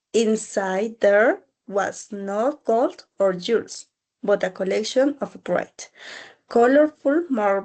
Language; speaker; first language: English; non-native, learner; Spanish